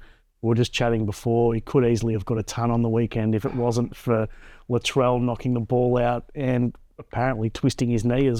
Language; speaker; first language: English; native; English